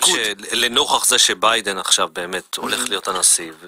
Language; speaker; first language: Hebrew; native; Hebrew